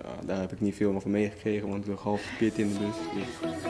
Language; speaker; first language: Dutch; native; Dutch